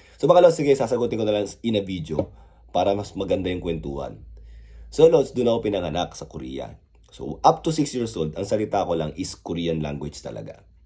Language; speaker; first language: Filipino; early bilingual, other home language; Korean